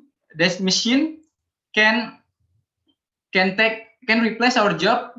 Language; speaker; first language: English; non-native, learner; Indonesian